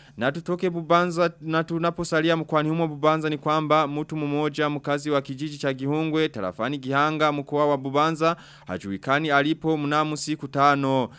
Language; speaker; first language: Swahili; non-native, local second language; Rundi